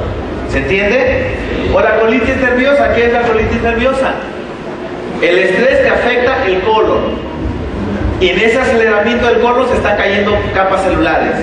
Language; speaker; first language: Spanish; native; Spanish